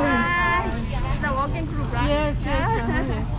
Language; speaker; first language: English; non-native, fluent; Turkish